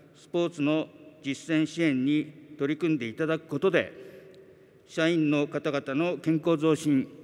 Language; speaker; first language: Japanese; native; Japanese